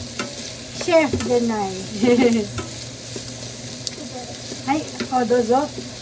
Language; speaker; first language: Japanese; non-native, learner; Cebuano